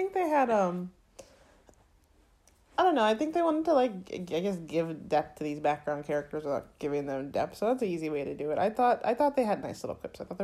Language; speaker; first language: English; native; English